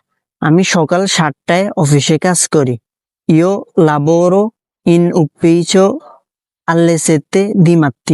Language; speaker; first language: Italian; non-native, fluent; Bangla